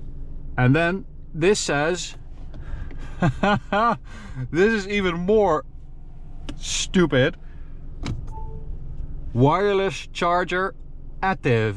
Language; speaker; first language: English; non-native, fluent; Dutch